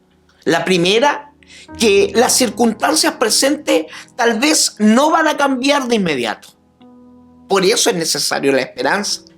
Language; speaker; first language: Spanish; native; Spanish